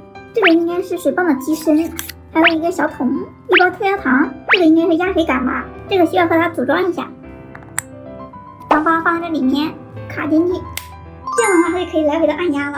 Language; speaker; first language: Chinese; native; Chinese